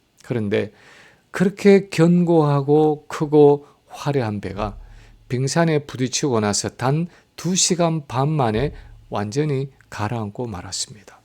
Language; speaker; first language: Korean; native; Korean